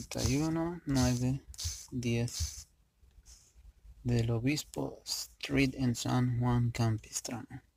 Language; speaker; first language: Spanish; early bilingual, heritage; Spanish